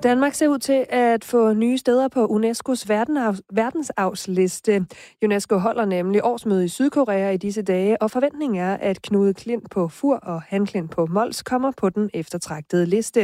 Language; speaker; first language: Danish; native; Danish